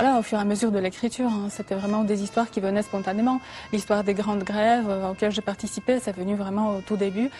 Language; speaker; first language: French; non-native, fluent; Polish